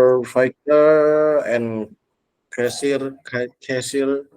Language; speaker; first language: English; non-native, learner; Indonesian